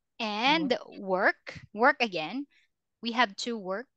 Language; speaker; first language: English; non-native, fluent; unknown